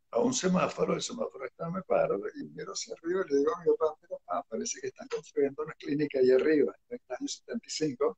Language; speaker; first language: Spanish; early bilingual, other home language; Hebrew